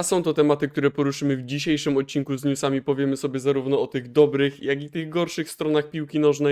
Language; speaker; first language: Polish; native; Polish